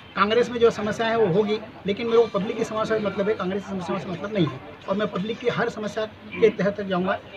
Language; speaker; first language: Hindi; native; Hindi